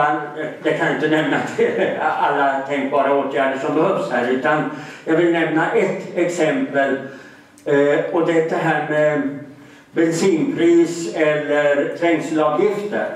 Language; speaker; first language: Swedish; native; Swedish